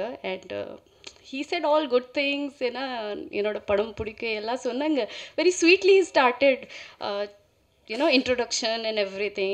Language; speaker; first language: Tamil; non-native, learner; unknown